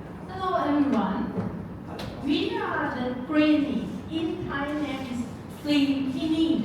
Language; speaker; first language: English; non-native, learner; Thai